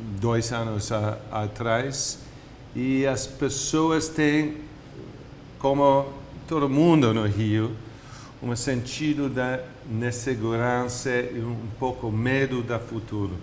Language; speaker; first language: Portuguese; non-native, fluent; English